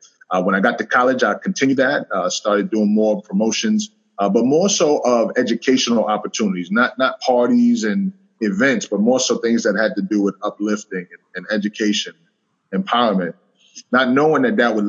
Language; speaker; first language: English; native; English